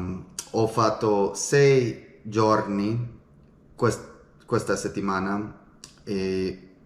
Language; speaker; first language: Italian; non-native, learner; English